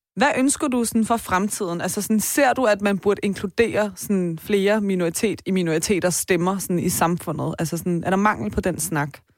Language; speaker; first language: Danish; early bilingual, other home language; Persian